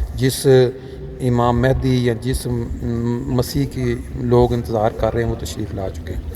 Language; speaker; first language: Urdu; non-native, local second language; Punjabi